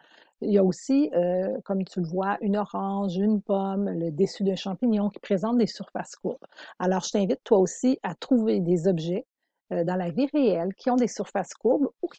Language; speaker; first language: French; native; French